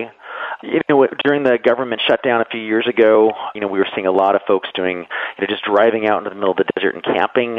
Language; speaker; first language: English; native; English